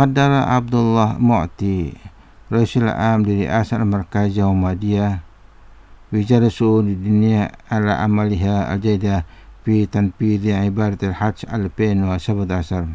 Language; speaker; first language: Arabic; non-native, fluent; Indonesian